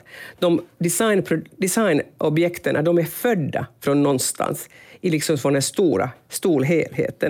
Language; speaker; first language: Swedish; non-native, local second language; Finnish